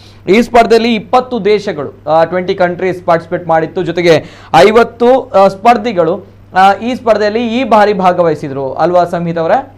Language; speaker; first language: Kannada; native; Kannada